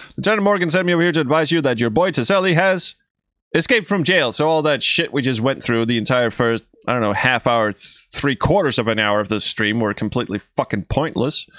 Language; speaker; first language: English; non-native, fluent; Danish